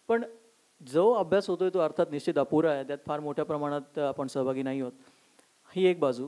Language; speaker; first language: Marathi; native; Marathi